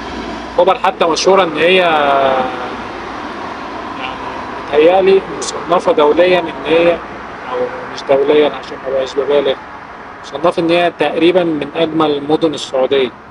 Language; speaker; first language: Arabic; native; Arabic